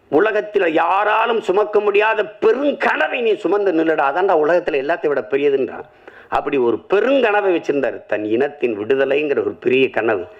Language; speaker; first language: Tamil; native; Tamil